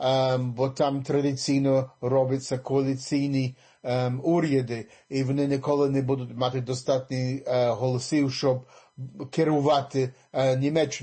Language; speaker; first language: Ukrainian; early bilingual, heritage; English